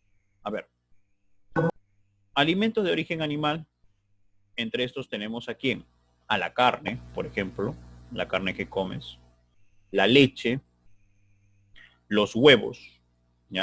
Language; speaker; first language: Spanish; native; Spanish